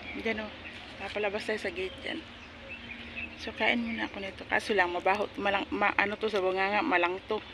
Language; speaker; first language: Filipino; non-native, local second language; Hiligaynon